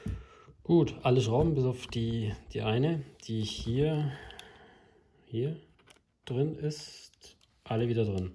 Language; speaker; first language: German; native; German